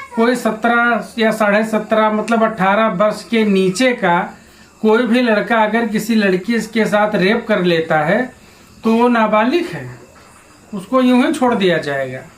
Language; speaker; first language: Hindi; native; Hindi